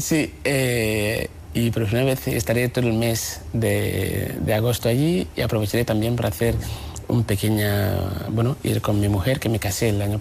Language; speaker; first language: Spanish; non-native, fluent; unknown